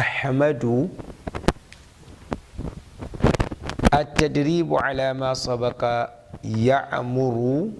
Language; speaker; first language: Arabic; non-native, fluent; Hausa